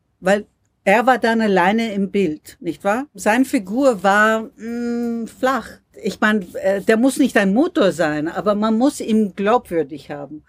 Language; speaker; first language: German; non-native, fluent; English